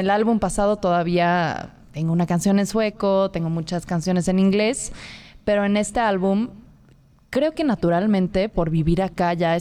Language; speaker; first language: Spanish; non-native, fluent; Swedish